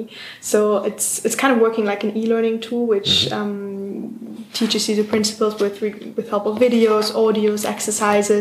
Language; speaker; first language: English; non-native, fluent; German